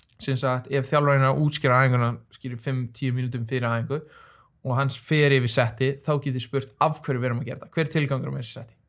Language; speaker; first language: Icelandic; early bilingual, other home language; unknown